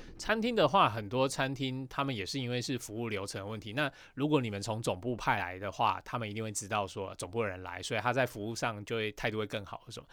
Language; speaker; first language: Chinese; native; Chinese